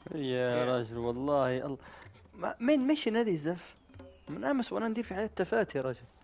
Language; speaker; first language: Arabic; native; Arabic